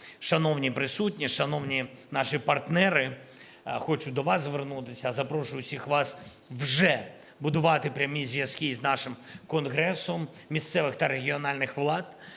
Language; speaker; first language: Ukrainian; non-native, local second language; Russian